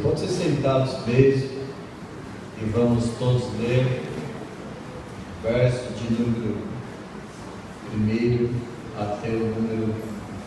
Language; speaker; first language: Portuguese; native; Portuguese